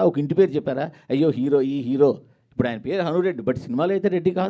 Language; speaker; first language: Telugu; native; Telugu